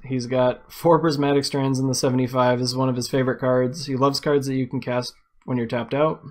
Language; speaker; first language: English; native; English